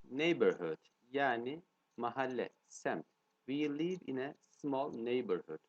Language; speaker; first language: English; non-native, fluent; Turkish